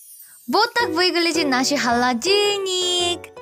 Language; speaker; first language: Russian; non-native, fluent; Korean